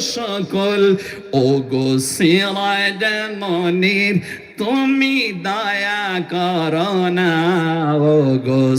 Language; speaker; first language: Bangla; non-native, local second language; Assamese